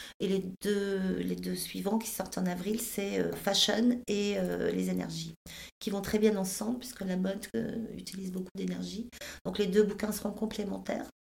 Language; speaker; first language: French; native; French